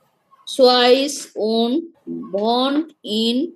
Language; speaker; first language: German; non-native, learner; Bangla